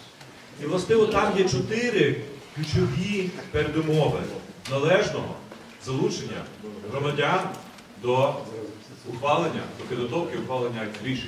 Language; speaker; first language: Ukrainian; native; Ukrainian